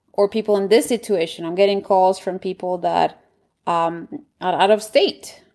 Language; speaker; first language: English; non-native, fluent; Spanish